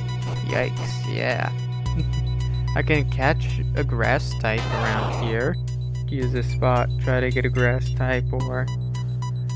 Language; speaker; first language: English; native; English